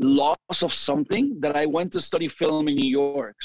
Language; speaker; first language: English; early bilingual, other home language; Spanish